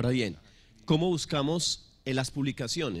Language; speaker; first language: Spanish; native; Spanish